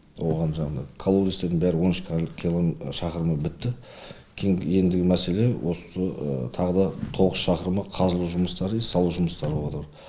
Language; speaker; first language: Kazakh; native; Kazakh